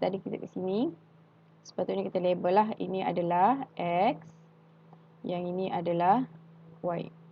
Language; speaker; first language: Malay; native; Malay